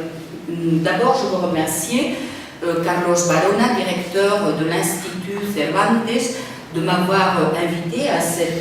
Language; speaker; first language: French; non-native, fluent; Spanish